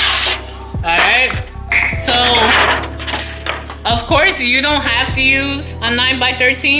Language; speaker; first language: English; native; English